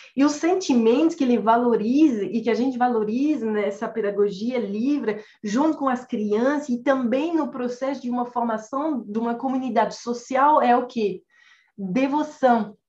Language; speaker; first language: Portuguese; non-native, fluent; French